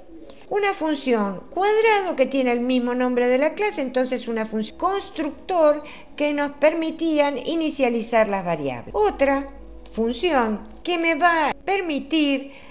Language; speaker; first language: Spanish; native; Spanish